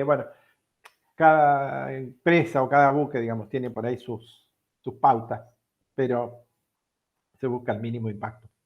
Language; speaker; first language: Spanish; native; Spanish